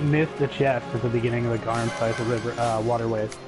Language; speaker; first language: English; native; English